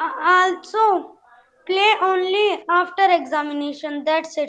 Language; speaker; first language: English; non-native, learner; Hindi